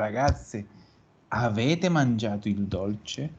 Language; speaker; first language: Italian; non-native, fluent; Spanish